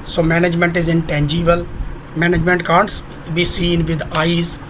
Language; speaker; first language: English; non-native, local second language; Punjabi